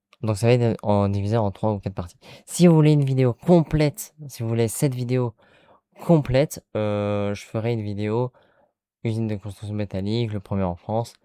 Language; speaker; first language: French; native; French